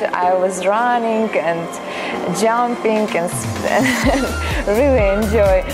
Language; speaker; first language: English; non-native, learner; Ukrainian